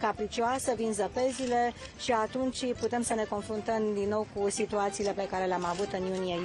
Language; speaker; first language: Romanian; native; Romanian